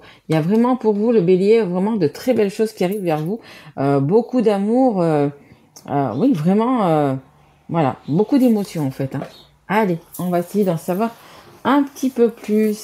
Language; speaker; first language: French; native; French